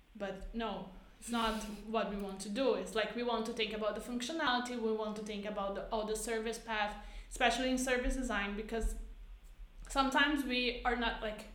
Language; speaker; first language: English; non-native, fluent; Portuguese